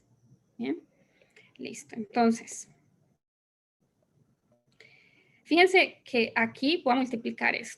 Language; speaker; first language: Spanish; native; Spanish